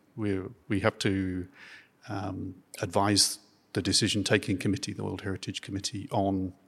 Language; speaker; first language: English; native; English